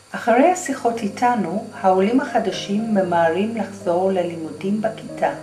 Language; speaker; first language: Hebrew; non-native, fluent; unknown